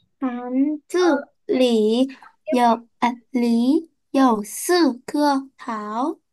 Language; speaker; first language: Chinese; non-native, learner; Vietnamese